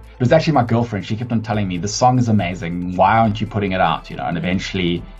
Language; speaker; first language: English; native; English